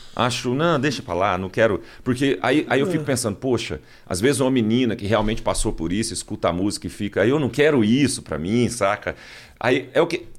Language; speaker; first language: Portuguese; native; Portuguese